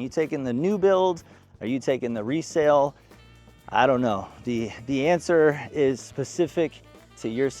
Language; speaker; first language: English; native; English